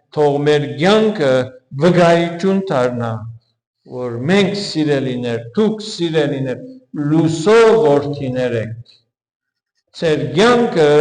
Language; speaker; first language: Armenian; early bilingual, heritage; Armenian